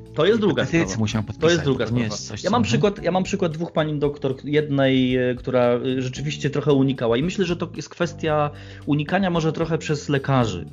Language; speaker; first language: Polish; native; Polish